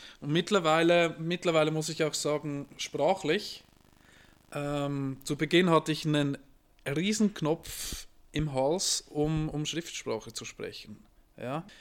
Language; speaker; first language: German; native; German